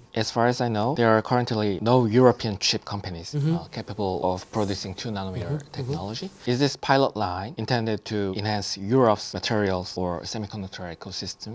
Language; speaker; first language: English; non-native, fluent; Korean